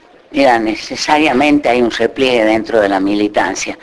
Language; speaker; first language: Spanish; native; Spanish